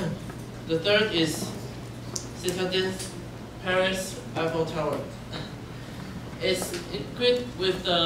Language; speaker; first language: English; non-native, learner; Chinese